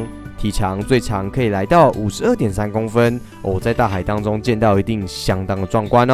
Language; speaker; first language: Chinese; native; Chinese